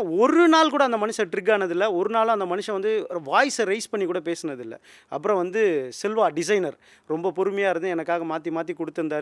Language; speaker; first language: Tamil; native; Tamil